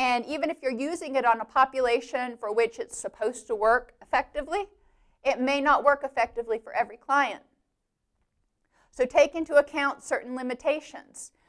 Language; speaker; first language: English; native; English